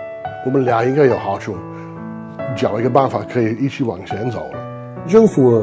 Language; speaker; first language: Chinese; non-native, learner; English